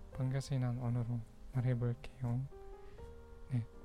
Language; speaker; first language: Korean; non-native, fluent; Pangasinan